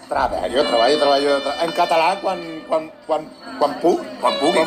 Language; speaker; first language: Catalan; non-native, local second language; Spanish